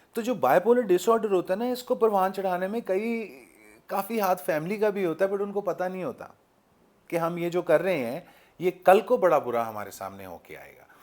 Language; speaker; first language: Urdu; native; Urdu